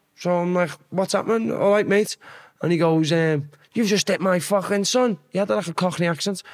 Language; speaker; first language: English; native; English